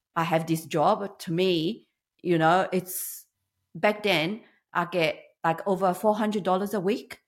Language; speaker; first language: English; non-native, learner; Chinese